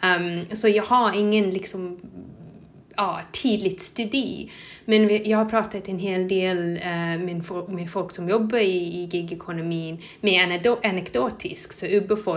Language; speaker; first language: Swedish; non-native, fluent; English